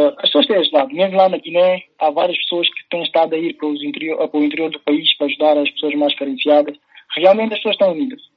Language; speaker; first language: Portuguese; early bilingual, other home language; Upper Guinea Crioulo